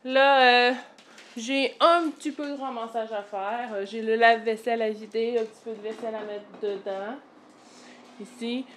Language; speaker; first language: French; native; French